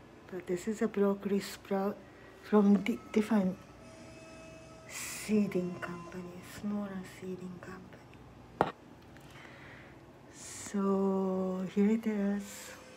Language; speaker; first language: English; non-native, fluent; Japanese